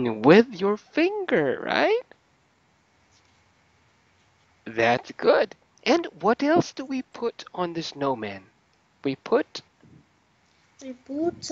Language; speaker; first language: English; non-native, fluent; Russian